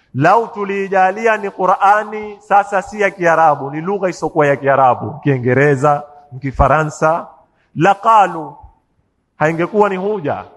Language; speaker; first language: Swahili; native; Swahili